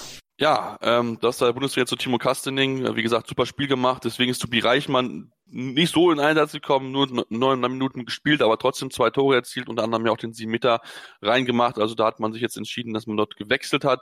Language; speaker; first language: German; native; German